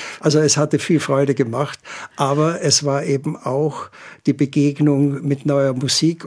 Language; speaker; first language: German; native; German